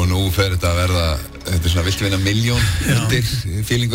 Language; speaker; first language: Icelandic; native; Icelandic